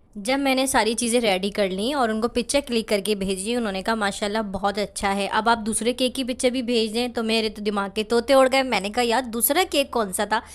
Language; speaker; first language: Urdu; native; Urdu